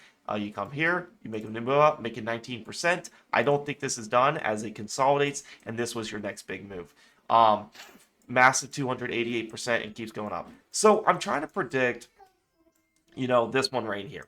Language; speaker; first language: English; native; English